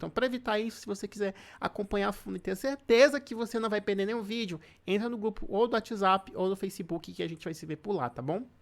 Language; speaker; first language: Portuguese; native; Portuguese